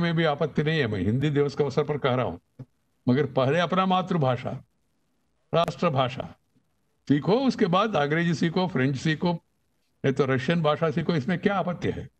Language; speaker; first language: Hindi; non-native, local second language; Telugu